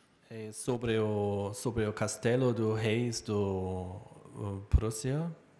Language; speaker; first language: Portuguese; non-native, learner; German